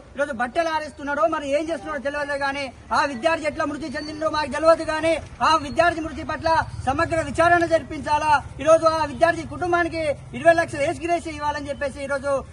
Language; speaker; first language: Telugu; native; Telugu